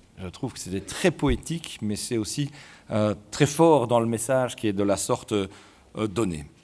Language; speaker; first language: French; native; French